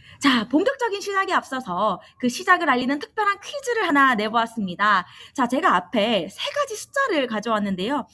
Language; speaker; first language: Korean; native; Korean